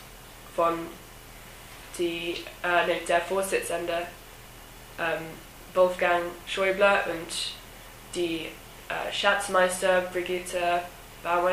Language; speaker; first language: German; non-native, learner; English